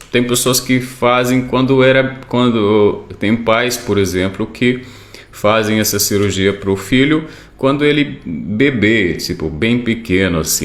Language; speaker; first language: Portuguese; non-native, fluent; Arabic